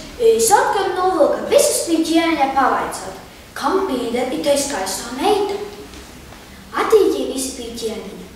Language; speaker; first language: Latvian; native; Latvian